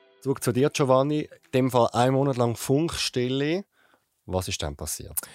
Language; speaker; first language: German; native; German